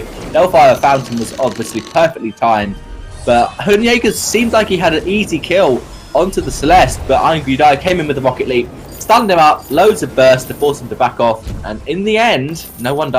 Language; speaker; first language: English; native; English